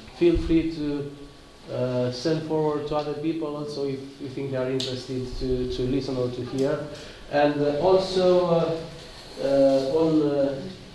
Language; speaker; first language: English; non-native, fluent; Romanian